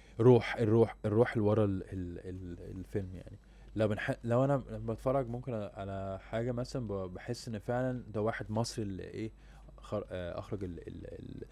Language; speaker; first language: Arabic; early bilingual, heritage; Arabic